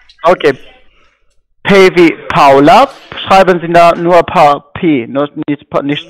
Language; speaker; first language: German; non-native, learner; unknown